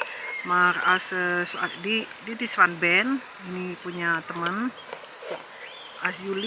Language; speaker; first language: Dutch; non-native, learner; Indonesian